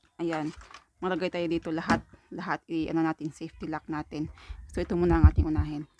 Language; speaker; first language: Filipino; non-native, local second language; Cebuano